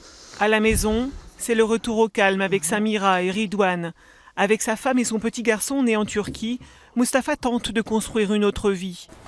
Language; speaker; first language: French; native; French